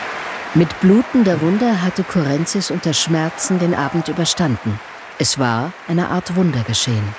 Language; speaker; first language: German; native; German